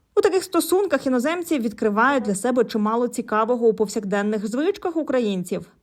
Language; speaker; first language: Ukrainian; native; Ukrainian